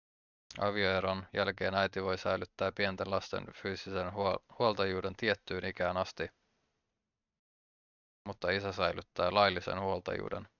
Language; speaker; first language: Finnish; native; Finnish